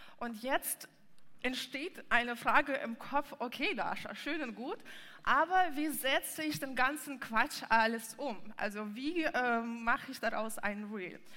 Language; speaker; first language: German; non-native, fluent; Russian